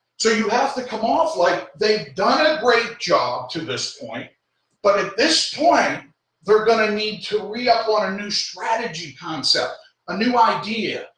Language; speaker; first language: English; native; English